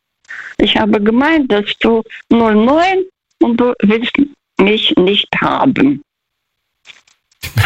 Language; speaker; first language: German; early bilingual, heritage; Russian